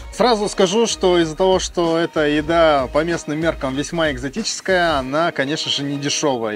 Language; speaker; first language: Russian; native; Russian